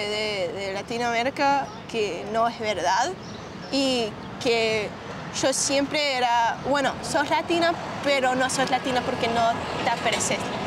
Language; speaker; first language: Spanish; early bilingual, heritage; Spanish